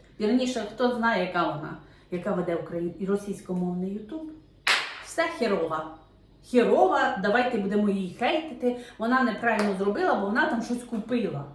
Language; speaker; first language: Ukrainian; non-native, local second language; Russian